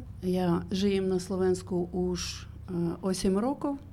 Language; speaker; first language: Slovak; non-native, learner; Ukrainian